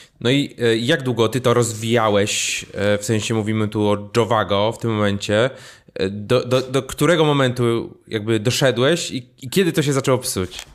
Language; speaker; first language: Polish; native; Polish